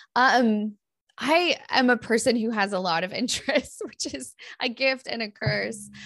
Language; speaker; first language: English; native; English